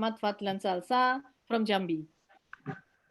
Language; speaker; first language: English; non-native, fluent; Indonesian